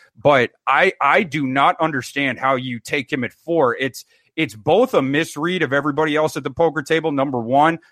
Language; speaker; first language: English; native; English